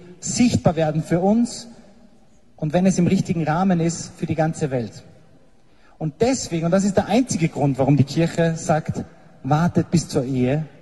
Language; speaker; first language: German; native; German